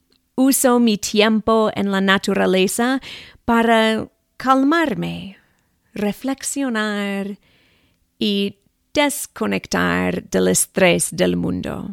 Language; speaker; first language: Spanish; non-native, fluent; English